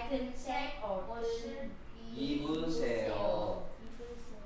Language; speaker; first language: Korean; non-native, learner; Vietnamese